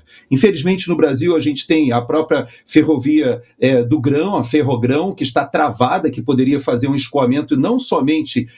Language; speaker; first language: Portuguese; native; Portuguese